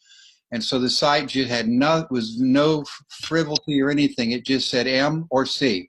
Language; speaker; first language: English; native; English